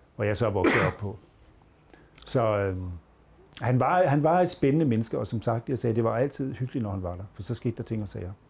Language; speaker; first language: Danish; native; Danish